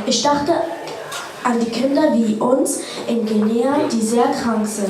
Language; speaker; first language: German; early bilingual, other home language; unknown